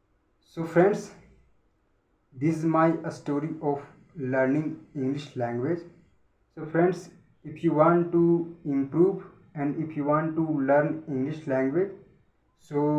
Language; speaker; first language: English; non-native, learner; Hindi